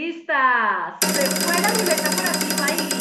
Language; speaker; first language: Spanish; native; Spanish